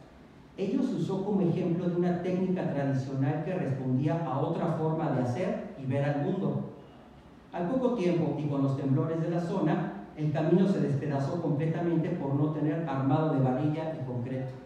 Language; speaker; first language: Spanish; native; Spanish